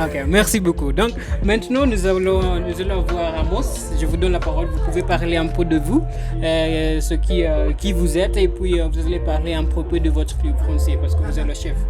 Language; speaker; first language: French; non-native, learner; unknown